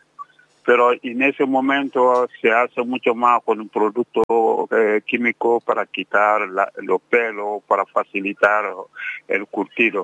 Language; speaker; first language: Spanish; non-native, fluent; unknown